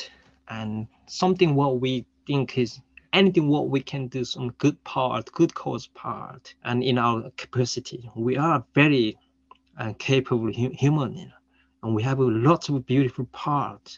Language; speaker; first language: English; non-native, fluent; Korean